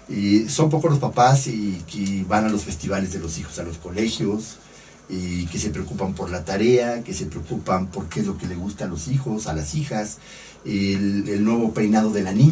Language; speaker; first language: Spanish; native; Spanish